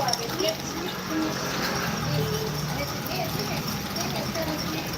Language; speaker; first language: Indonesian; non-native, local second language; Balinese